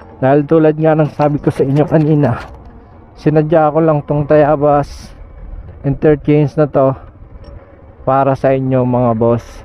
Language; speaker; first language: Filipino; native; Filipino